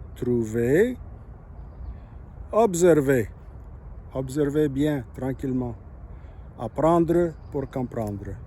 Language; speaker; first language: French; non-native, local second language; English